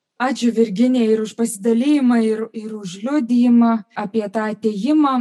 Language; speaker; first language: Lithuanian; native; Lithuanian